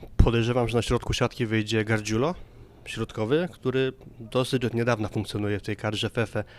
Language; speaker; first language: Polish; native; Polish